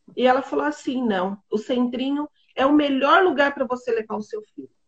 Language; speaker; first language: Portuguese; native; Portuguese